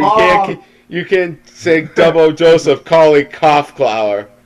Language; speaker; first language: English; native; English